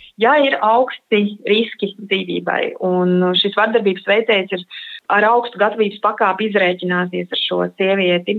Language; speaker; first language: Latvian; native; Latvian